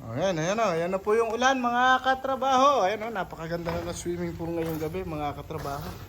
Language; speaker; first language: Filipino; non-native, local second language; Iloko